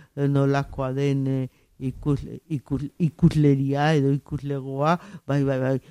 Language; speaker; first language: Basque; native; Basque